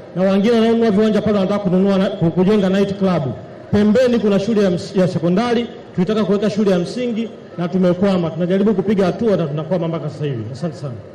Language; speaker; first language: Swahili; native; Swahili